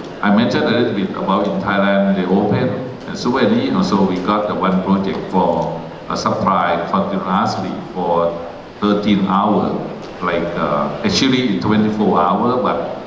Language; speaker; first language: English; non-native, learner; Thai